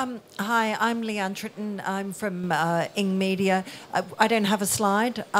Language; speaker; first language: English; native; English